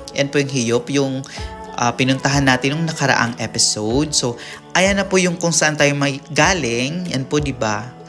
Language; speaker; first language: Filipino; non-native, local second language; Bikol